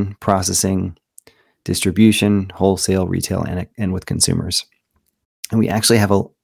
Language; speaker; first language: English; native; English